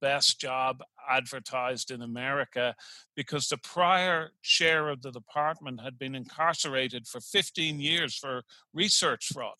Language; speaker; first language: English; native; English